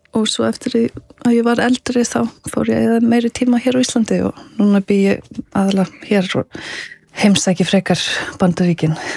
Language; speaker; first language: Icelandic; early bilingual, heritage; Icelandic